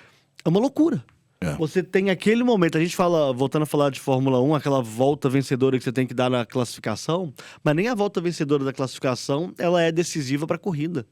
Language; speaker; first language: Portuguese; native; Portuguese